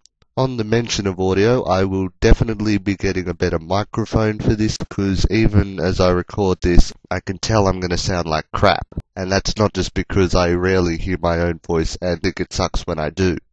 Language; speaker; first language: English; native; English